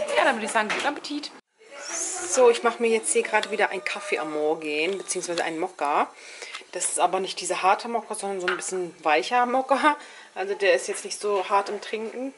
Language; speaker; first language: German; early bilingual, other home language; Turkish